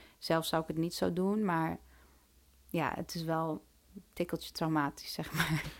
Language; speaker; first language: Dutch; early bilingual, other home language; Turkish